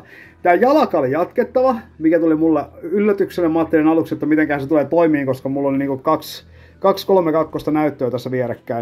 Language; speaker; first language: Finnish; native; Finnish